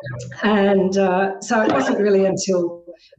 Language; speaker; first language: English; native; English